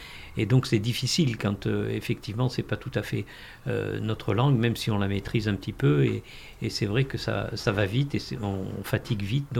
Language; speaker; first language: French; native; French